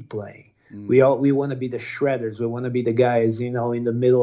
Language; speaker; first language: English; non-native, fluent; Portuguese